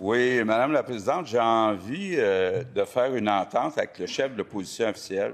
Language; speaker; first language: French; native; French